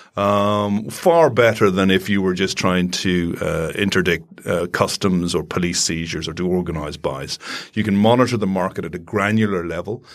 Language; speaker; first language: English; native; English